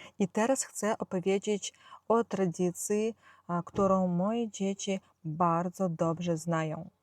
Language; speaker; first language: Polish; non-native, fluent; Ukrainian